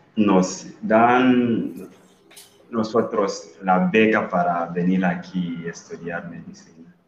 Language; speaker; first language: Spanish; non-native, learner; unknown